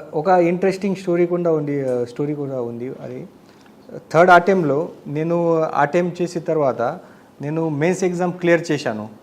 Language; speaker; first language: Telugu; non-native, learner; Marathi